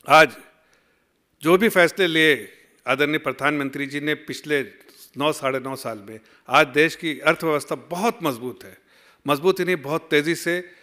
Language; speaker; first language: Hindi; native; Hindi